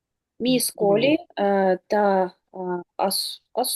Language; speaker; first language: Estonian; non-native, learner; Russian